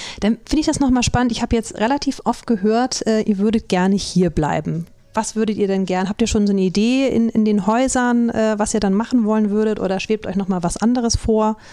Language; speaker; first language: German; native; German